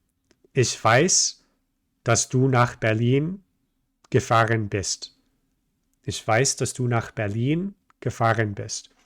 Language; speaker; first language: German; non-native, fluent; English